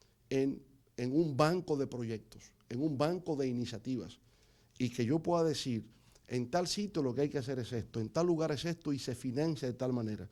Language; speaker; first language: Spanish; native; Spanish